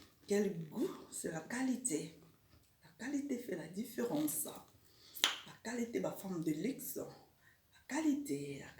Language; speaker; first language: French; non-native, local second language; Lingala